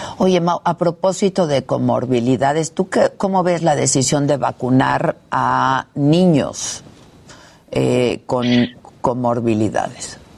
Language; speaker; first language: Spanish; native; Spanish